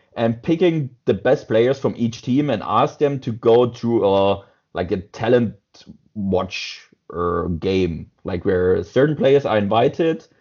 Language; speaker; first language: English; non-native, fluent; German